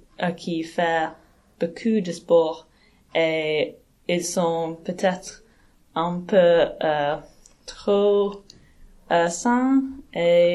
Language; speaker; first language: French; non-native, learner; English